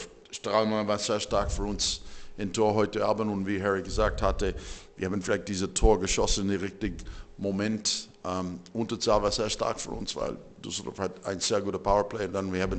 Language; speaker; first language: German; non-native, fluent; English